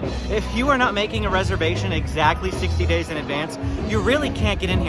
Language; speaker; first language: English; native; English